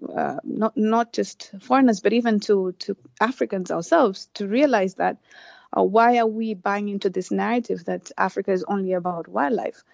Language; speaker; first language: English; non-native, local second language; Swahili